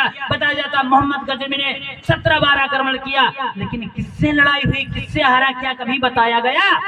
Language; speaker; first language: Hindi; native; Hindi